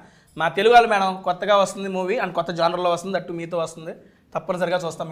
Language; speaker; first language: Telugu; native; Telugu